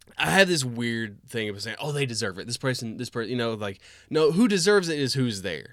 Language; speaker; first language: English; native; English